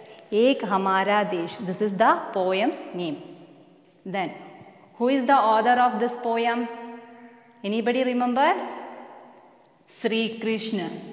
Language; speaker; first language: English; non-native, local second language; Malayalam